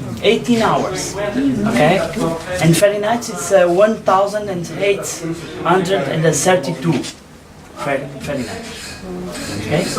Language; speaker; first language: English; non-native, learner; Portuguese